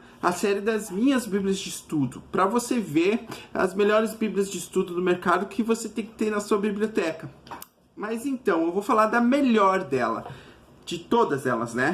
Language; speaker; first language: Portuguese; native; Portuguese